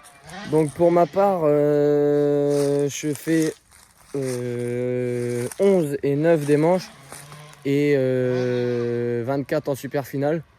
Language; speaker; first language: French; native; French